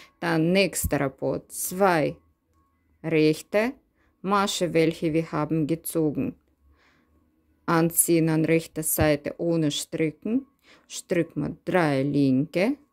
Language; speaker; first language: German; non-native, learner; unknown